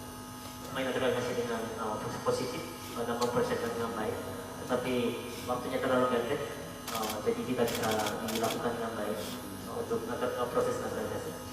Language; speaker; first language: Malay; non-native, fluent; Korean